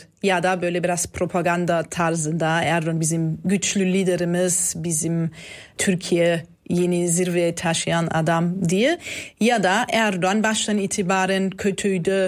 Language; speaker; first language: Turkish; non-native, fluent; German